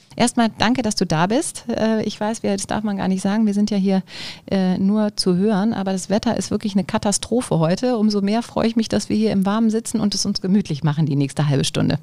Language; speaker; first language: German; native; German